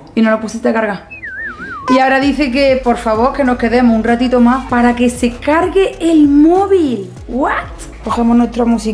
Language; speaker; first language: Spanish; native; Spanish